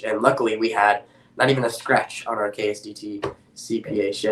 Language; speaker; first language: English; native; English